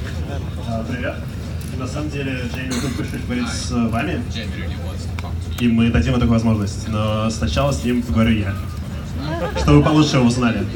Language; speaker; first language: Russian; native; Russian